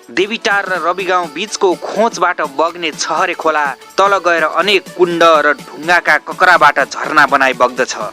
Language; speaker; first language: Nepali; native; Nepali